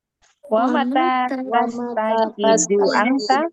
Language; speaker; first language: Arabic; non-native, learner; Indonesian